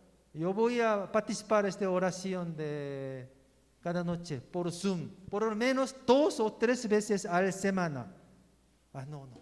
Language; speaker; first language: Spanish; non-native, learner; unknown